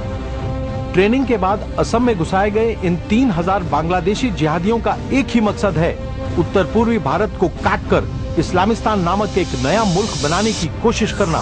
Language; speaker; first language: Hindi; native; Hindi